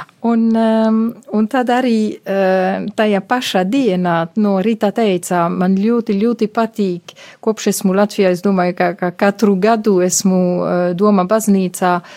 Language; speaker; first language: Latvian; non-native, fluent; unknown